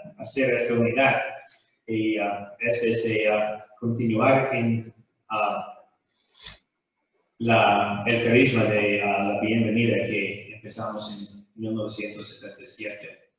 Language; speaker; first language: Spanish; non-native, fluent; English